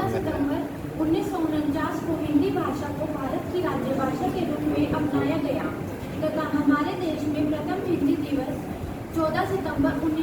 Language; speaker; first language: Hindi; native; Hindi